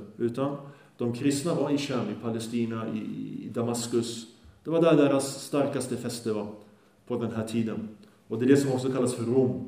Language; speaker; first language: Swedish; early bilingual, other home language; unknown